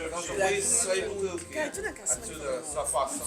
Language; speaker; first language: Russian; non-native, local second language; Georgian